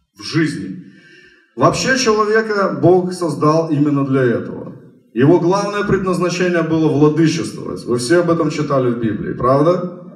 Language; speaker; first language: Russian; native; Russian